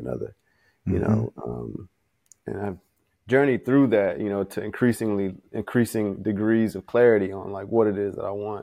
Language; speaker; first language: English; native; English